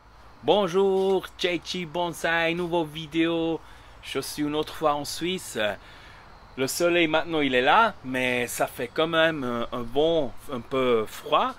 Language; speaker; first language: French; non-native, learner; Spanish